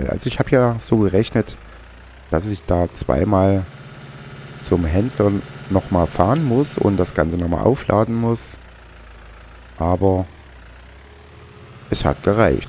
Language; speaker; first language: German; native; German